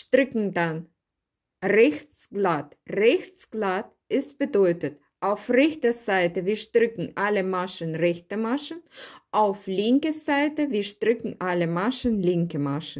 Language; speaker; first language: German; non-native, learner; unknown